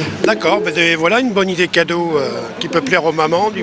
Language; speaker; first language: French; native; French